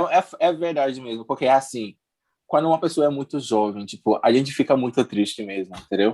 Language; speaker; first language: Portuguese; non-native, learner; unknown